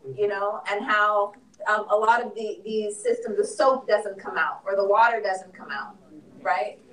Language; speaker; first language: English; native; English